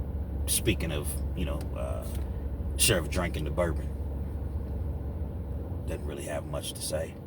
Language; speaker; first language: English; native; English